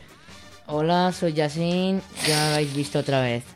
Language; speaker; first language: Spanish; early bilingual, other home language; Arabic